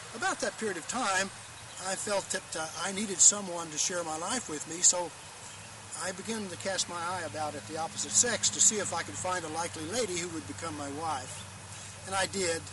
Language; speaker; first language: English; native; English